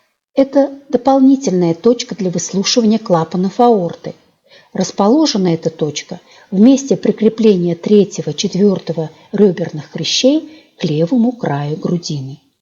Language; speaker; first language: Russian; native; Russian